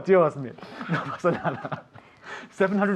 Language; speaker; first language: Spanish; non-native, fluent; English